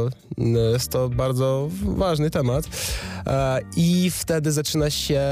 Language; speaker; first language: Polish; non-native, fluent; Ukrainian